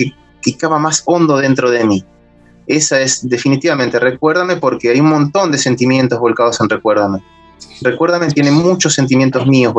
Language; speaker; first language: Spanish; native; Spanish